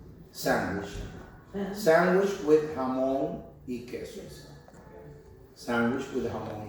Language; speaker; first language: Spanish; non-native, learner; English